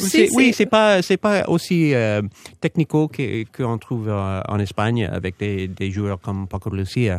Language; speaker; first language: French; non-native, fluent; English